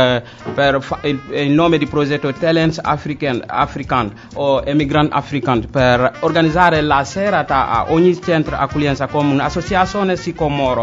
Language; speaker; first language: Italian; non-native, learner; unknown